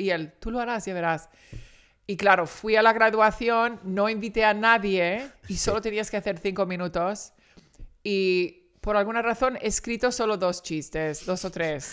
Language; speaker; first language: Spanish; early bilingual, heritage; Spanish